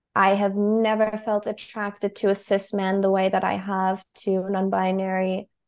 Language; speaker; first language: English; non-native, fluent; German